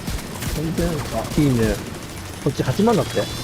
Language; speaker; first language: Japanese; native; Japanese